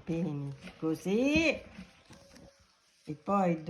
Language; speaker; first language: Italian; non-native, local second language; Filipino